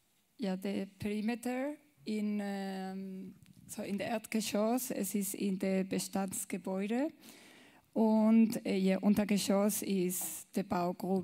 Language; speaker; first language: German; non-native, learner; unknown